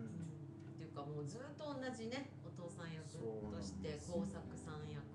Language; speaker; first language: Japanese; native; Japanese